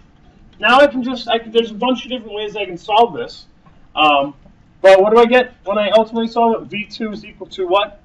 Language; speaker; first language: English; native; English